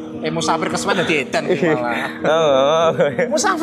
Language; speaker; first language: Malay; non-native, local second language; Javanese